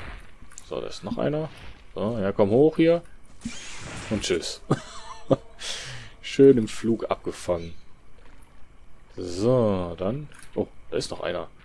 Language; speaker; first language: German; native; German